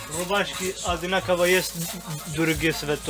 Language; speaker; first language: Russian; non-native, learner; Turkish